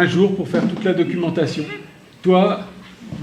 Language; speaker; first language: French; native; French